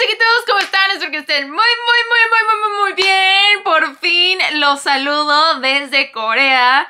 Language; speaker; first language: Spanish; non-native, fluent; Korean